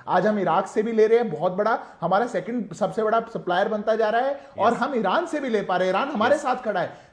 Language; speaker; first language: Hindi; native; Hindi